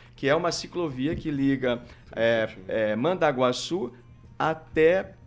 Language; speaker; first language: Portuguese; native; Portuguese